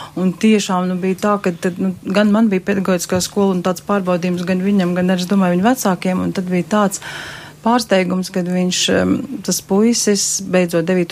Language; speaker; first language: Latvian; native; Latvian